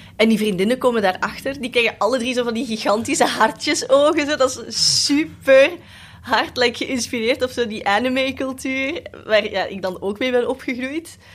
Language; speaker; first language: Dutch; early bilingual, other home language; Cantonese